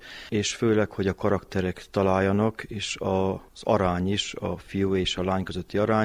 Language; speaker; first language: Hungarian; native; Hungarian